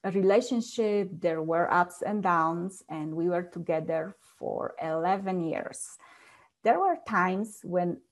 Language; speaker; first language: English; non-native, fluent; Polish